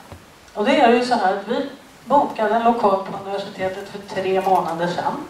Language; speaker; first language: Swedish; native; Swedish